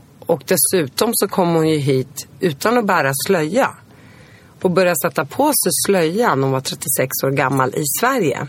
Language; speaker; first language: Swedish; early bilingual, other home language; Arabic